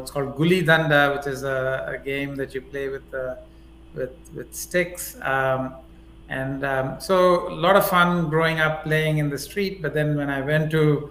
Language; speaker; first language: English; non-native, local second language; Tamil